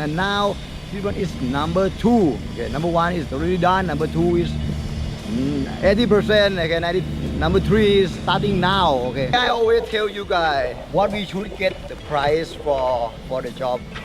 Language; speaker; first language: English; non-native, learner; Thai